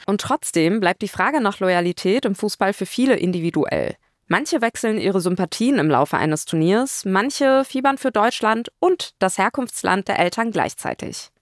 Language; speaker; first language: German; early bilingual, other home language; Turkish